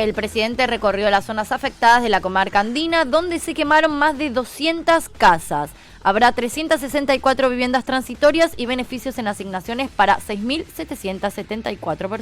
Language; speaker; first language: Spanish; native; Spanish